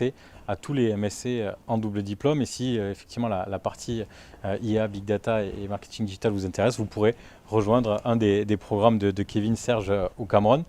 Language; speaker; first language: French; native; French